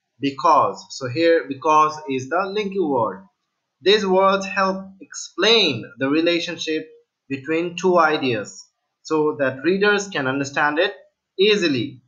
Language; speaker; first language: English; non-native, local second language; Bangla